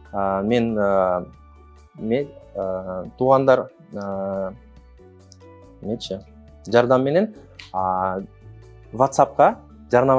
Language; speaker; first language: Kyrgyz; non-native, local second language; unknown